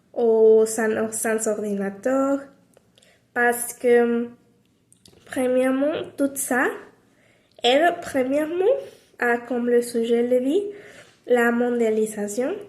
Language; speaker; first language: French; non-native, learner; Spanish